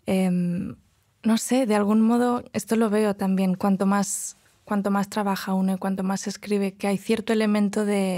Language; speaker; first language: Spanish; non-native, local second language; Galician